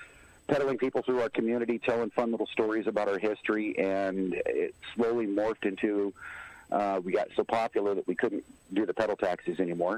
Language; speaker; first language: English; native; English